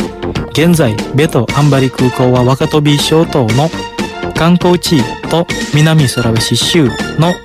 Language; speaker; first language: Japanese; non-native, fluent; Indonesian